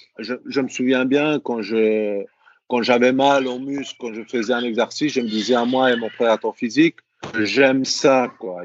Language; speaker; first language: French; non-native, fluent; Greek